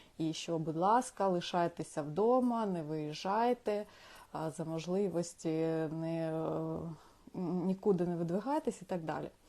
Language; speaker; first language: Ukrainian; non-native, local second language; Russian